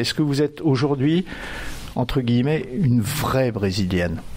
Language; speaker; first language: French; native; French